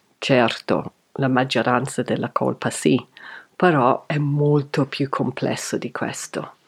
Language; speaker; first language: Italian; non-native, fluent; English